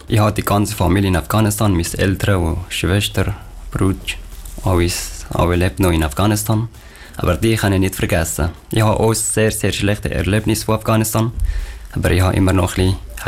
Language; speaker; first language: German; non-native, learner; Persian